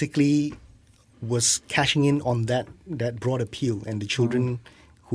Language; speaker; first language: English; non-native, local second language; Malay